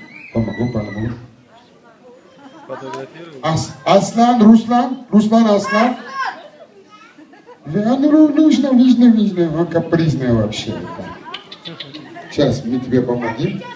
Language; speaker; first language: Russian; non-native, learner; Turkish